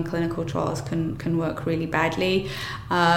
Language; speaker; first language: English; native; English